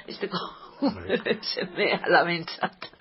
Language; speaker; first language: Basque; non-native, local second language; Spanish